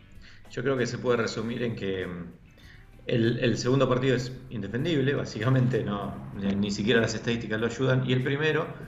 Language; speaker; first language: Spanish; native; Spanish